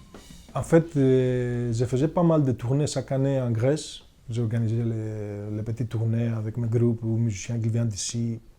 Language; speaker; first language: French; non-native, fluent; Greek